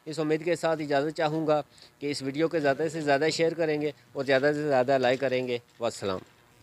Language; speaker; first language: Urdu; non-native, local second language; Punjabi